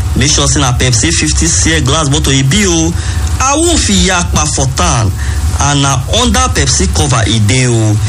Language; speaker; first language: Nigerian Pidgin; native; Nigerian Pidgin